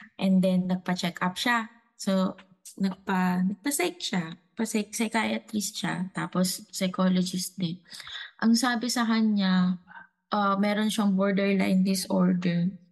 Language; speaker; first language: Filipino; non-native, local second language; Cebuano